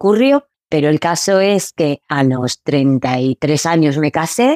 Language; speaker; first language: Spanish; early bilingual, other home language; Arabic